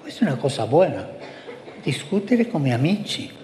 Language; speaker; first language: Italian; non-native, fluent; Spanish